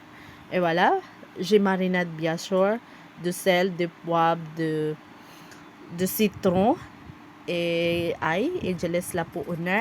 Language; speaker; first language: French; non-native, learner; Cebuano